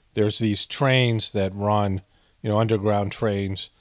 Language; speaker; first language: English; native; English